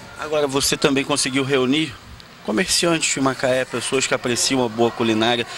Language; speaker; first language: Portuguese; native; Portuguese